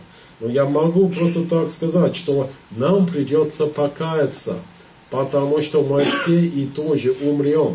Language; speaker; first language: Russian; non-native, fluent; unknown